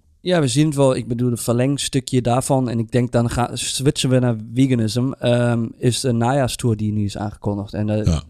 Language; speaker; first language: Dutch; non-native, fluent; German